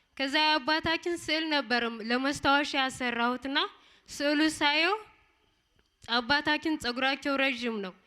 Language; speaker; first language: Amharic; non-native, local second language; Tigrinya